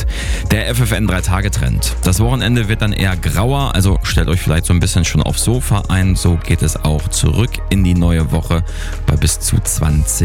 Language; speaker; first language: German; native; German